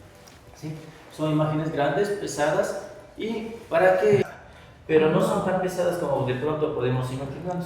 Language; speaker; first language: Spanish; native; Spanish